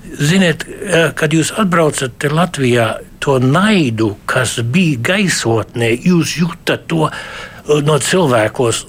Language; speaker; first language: Latvian; early bilingual, heritage; Latvian